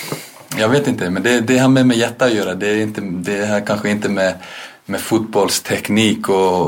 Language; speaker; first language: Swedish; non-native, fluent; Icelandic